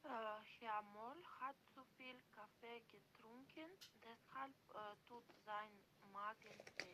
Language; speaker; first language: German; non-native, learner; Macedonian